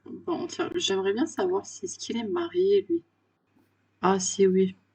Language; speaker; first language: French; native; French